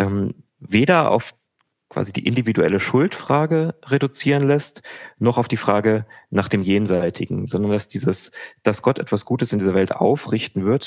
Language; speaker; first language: German; native; German